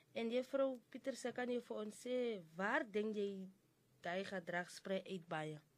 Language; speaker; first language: Afrikaans; non-native, local second language; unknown